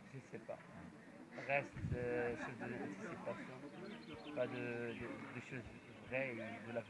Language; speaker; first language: French; non-native, learner; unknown